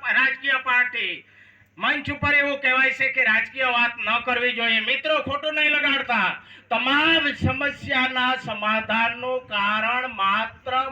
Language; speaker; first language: Gujarati; non-native, local second language; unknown